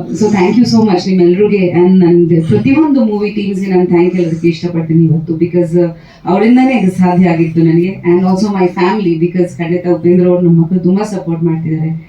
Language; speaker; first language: Kannada; non-native, fluent; Bangla